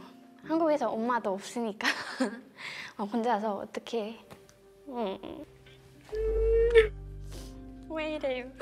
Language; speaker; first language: Korean; non-native, fluent; Thai